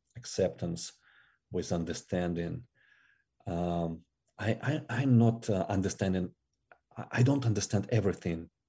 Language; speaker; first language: English; non-native, fluent; Russian